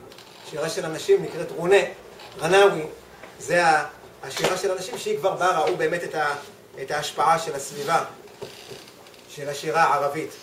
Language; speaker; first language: Hebrew; native; Hebrew